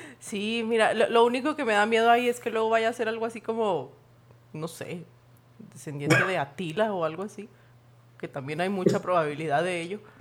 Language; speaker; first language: Spanish; native; Spanish